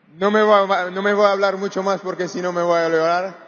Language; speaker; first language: Spanish; non-native, learner; French